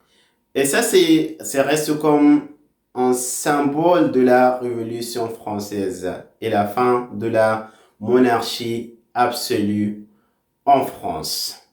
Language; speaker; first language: French; non-native, fluent; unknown